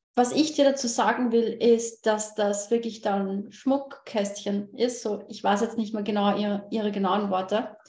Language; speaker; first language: German; native; German